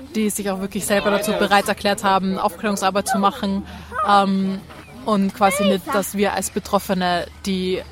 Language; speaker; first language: German; native; German